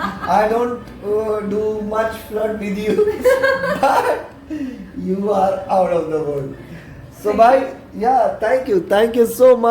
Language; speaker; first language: English; non-native, fluent; Hindi